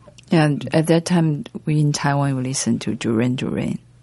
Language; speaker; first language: English; non-native, learner; Chinese